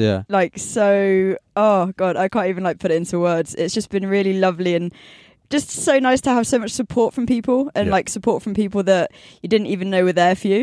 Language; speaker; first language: English; native; English